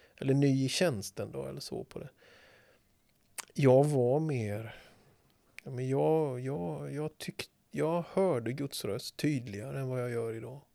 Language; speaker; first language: Swedish; native; Swedish